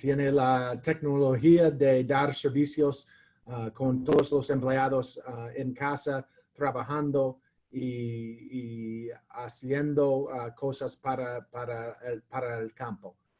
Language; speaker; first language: Spanish; non-native, learner; English